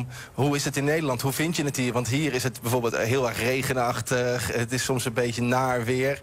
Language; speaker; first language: Dutch; native; Dutch